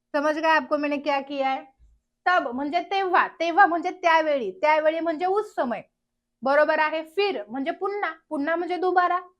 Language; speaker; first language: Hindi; non-native, local second language; Marathi